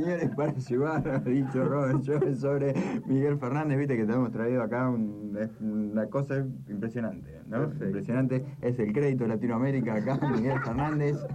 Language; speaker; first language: Spanish; native; Spanish